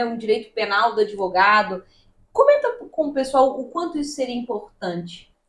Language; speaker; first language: Portuguese; native; Portuguese